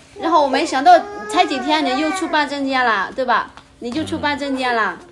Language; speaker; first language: Chinese; non-native, fluent; Lao